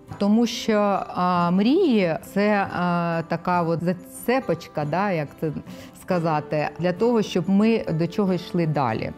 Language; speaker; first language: Ukrainian; non-native, local second language; Russian